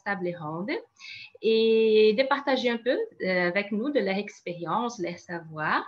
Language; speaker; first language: French; non-native, fluent; Portuguese